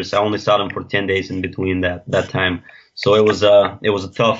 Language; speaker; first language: English; non-native, fluent; Bulgarian